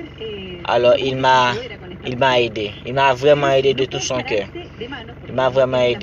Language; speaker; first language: French; non-native, learner; Haitian Creole